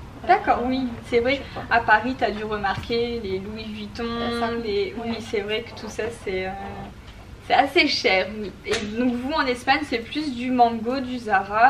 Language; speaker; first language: French; native; French